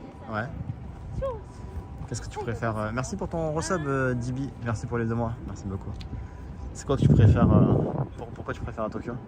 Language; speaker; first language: French; native; French